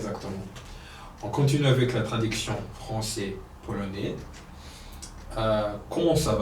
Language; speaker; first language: French; non-native, fluent; Polish